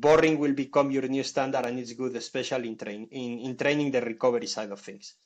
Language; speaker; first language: English; non-native, fluent; Spanish